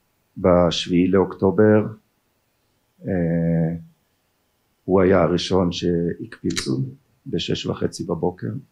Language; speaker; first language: Hebrew; early bilingual, other home language; German